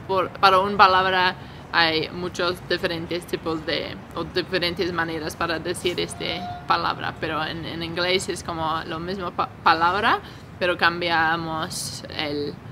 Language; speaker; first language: Spanish; non-native, learner; English